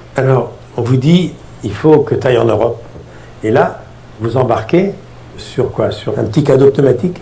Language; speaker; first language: French; native; French